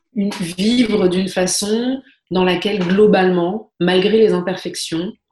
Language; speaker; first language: French; native; French